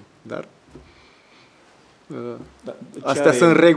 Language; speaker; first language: Romanian; non-native, fluent; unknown